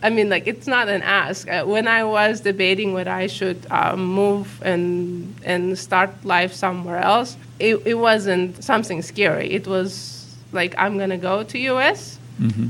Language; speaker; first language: English; non-native, fluent; Uzbek